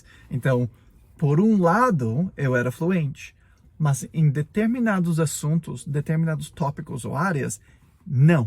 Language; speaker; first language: Portuguese; non-native, fluent; English